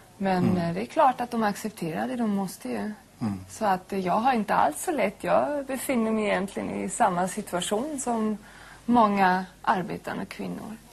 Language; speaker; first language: Swedish; non-native, fluent; German